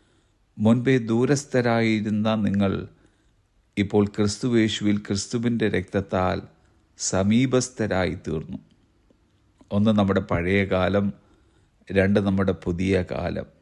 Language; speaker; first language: Malayalam; native; Malayalam